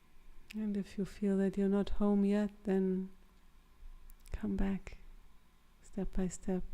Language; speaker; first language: English; non-native, fluent; German